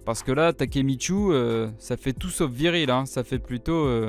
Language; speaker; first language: French; native; French